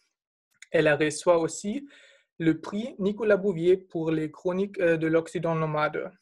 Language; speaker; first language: French; non-native, fluent; German